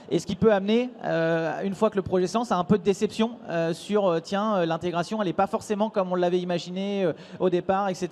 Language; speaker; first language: French; native; French